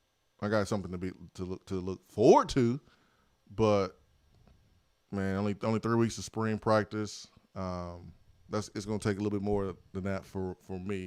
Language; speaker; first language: English; native; English